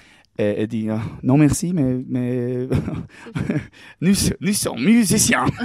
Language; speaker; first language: French; non-native, learner; English